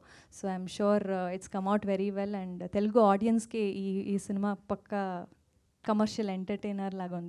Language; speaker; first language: Telugu; non-native, fluent; Kannada